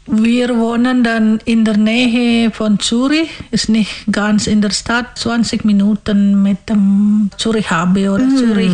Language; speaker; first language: German; non-native, learner; Indonesian